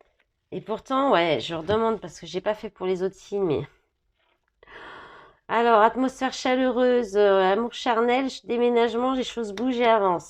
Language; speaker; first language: French; native; French